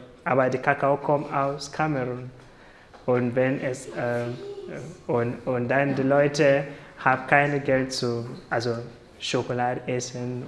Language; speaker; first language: German; non-native, learner; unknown